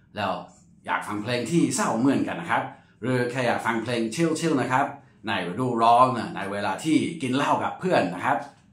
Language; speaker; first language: Thai; non-native, fluent; English